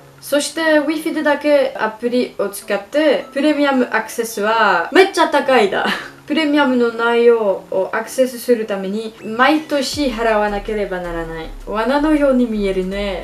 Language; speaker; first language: Japanese; non-native, learner; French